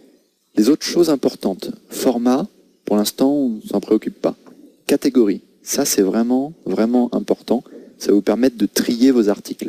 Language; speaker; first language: French; native; French